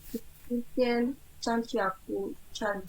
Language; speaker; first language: Chinese; non-native, learner; Indonesian